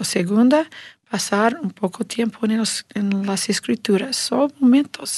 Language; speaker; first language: Spanish; non-native, learner; English